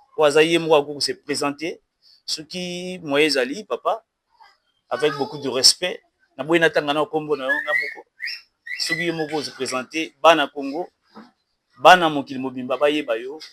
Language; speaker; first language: Lingala; native; Lingala